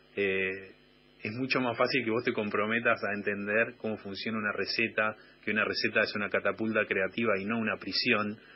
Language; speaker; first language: Spanish; native; Spanish